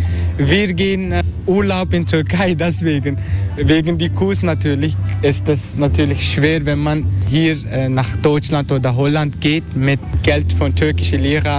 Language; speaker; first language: German; non-native, learner; Turkish